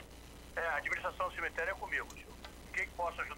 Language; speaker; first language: Portuguese; native; Portuguese